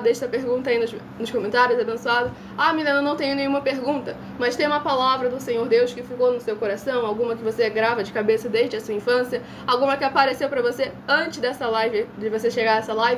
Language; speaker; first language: Portuguese; native; Portuguese